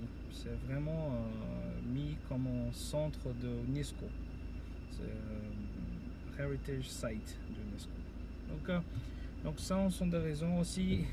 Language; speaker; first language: French; non-native, fluent; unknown